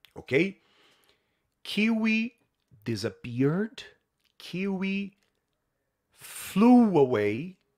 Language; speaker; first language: English; non-native, fluent; Portuguese